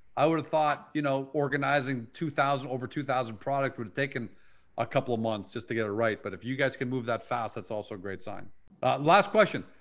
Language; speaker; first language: English; native; English